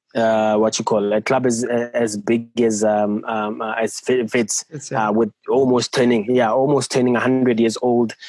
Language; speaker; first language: English; non-native, local second language; Southern Sotho